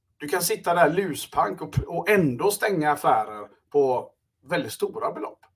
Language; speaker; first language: Swedish; early bilingual, other home language; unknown